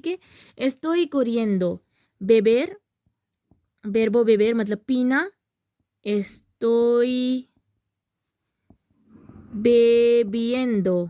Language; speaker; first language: Spanish; non-native, learner; Urdu